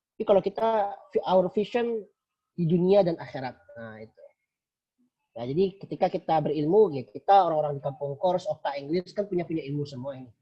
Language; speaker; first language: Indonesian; non-native, local second language; Minangkabau